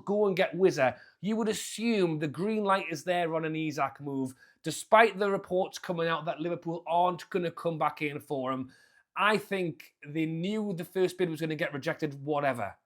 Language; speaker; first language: English; native; English